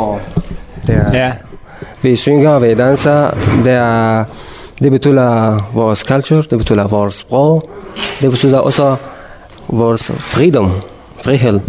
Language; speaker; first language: Danish; non-native, learner; Kurdish